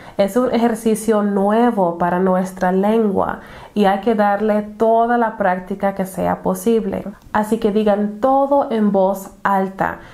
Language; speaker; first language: Spanish; non-native, fluent; English